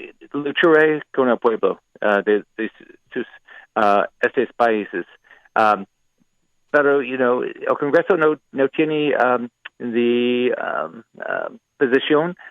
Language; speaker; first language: Spanish; non-native, learner; English